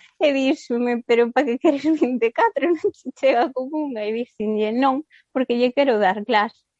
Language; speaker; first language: Galician; non-native, local second language; Spanish